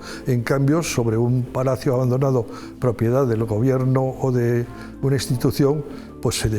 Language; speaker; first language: Spanish; native; Spanish